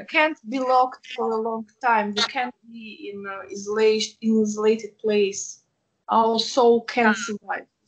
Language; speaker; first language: English; non-native, fluent; Russian